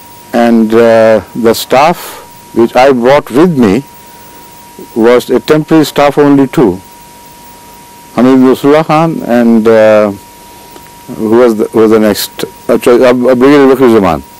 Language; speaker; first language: English; non-native, local second language; Urdu